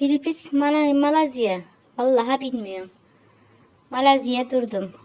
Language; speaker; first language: Turkish; native; Turkish